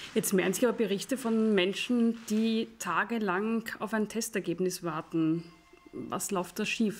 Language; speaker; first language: German; native; German